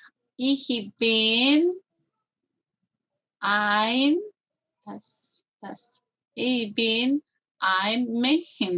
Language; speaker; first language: German; non-native, learner; Korean